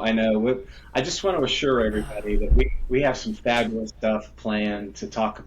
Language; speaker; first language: English; native; English